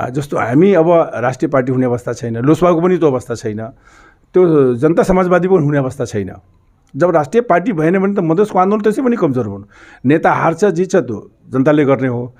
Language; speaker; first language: Nepali; non-native, local second language; Maithili